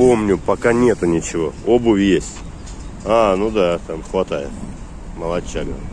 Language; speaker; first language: Russian; native; Russian